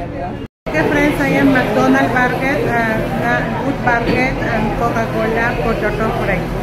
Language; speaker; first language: English; non-native, learner; Spanish